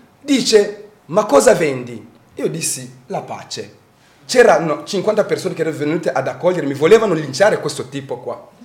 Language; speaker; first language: Italian; non-native, fluent; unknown